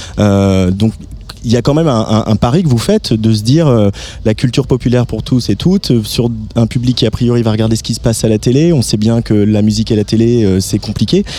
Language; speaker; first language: French; native; French